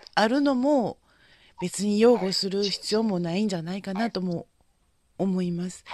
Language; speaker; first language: Japanese; native; Japanese